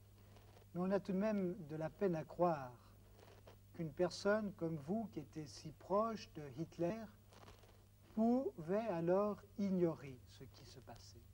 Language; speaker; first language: French; native; French